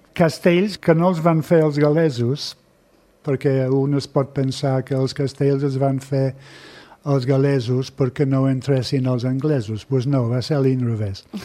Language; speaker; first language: Catalan; non-native, fluent; English